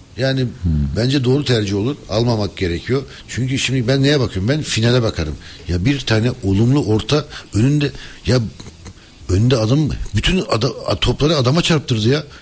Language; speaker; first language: Turkish; early bilingual, heritage; Turkish